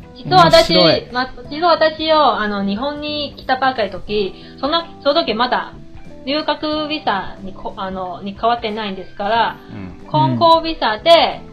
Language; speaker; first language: Japanese; non-native, fluent; Chinese